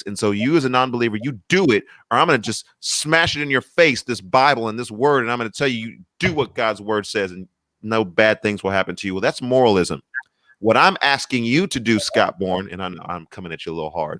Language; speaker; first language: English; native; English